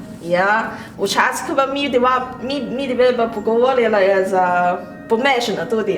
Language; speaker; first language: Slovenian; non-native, learner; Chinese